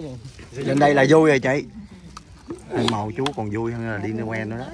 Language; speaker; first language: Vietnamese; native; Vietnamese